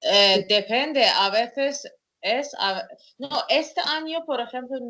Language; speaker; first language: Spanish; non-native, fluent; Persian